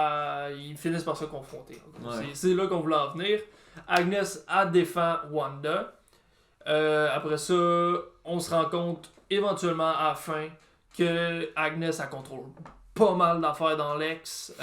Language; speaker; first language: French; native; French